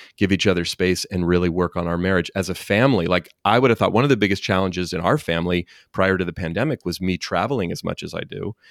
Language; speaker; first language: English; native; English